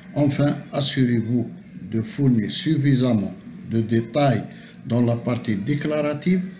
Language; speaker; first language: French; non-native, local second language; Arabic